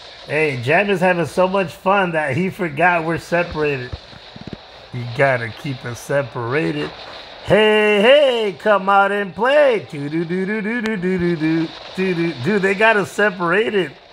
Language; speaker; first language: English; early bilingual, other home language; Spanish